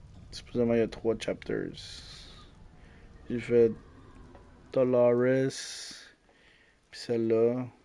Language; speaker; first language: French; native; French